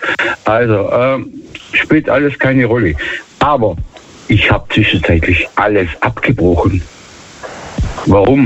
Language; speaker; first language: German; native; German